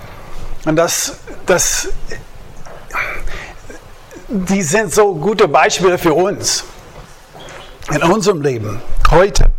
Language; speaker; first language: German; non-native, fluent; English